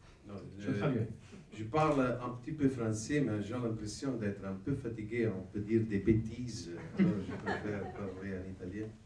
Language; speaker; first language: French; non-native, learner; Italian